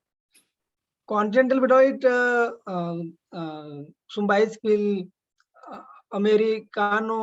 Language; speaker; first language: German; non-native, learner; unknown